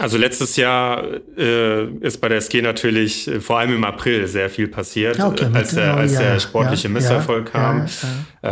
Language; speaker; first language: German; native; German